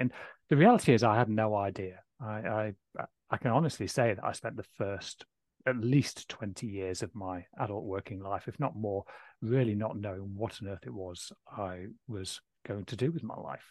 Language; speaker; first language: English; native; English